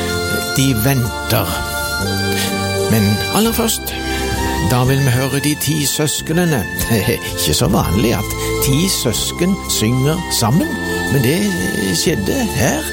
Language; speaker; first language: Norwegian; native; Norwegian